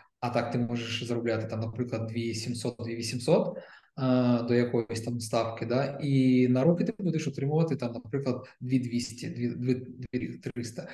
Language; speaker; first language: Ukrainian; non-native, local second language; Russian